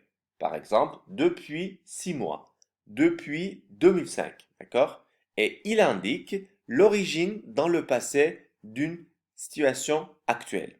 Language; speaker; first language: French; non-native, fluent; Turkish